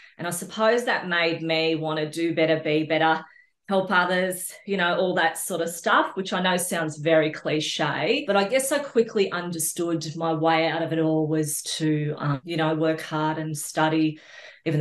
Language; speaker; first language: English; native; English